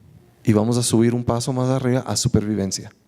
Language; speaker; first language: Spanish; native; Spanish